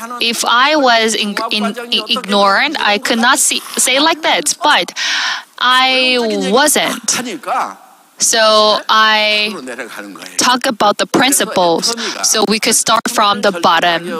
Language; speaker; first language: English; non-native, fluent; Korean